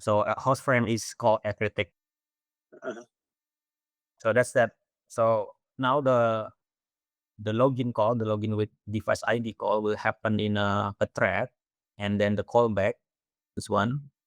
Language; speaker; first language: English; non-native, fluent; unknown